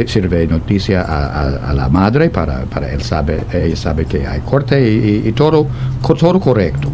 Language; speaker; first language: Spanish; non-native, fluent; English